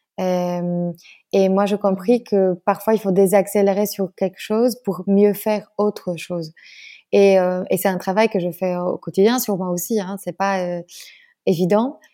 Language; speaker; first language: French; non-native, fluent; Polish